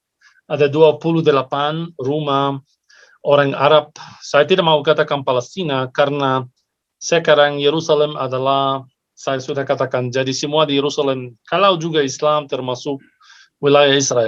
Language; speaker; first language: Indonesian; non-native, fluent; Arabic